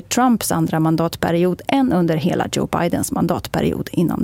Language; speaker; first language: Swedish; native; Swedish